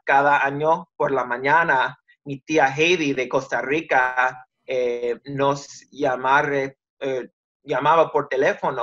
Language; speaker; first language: Spanish; early bilingual, heritage; Spanish